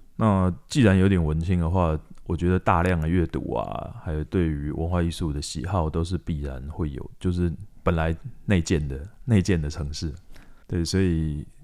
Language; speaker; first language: Chinese; native; Chinese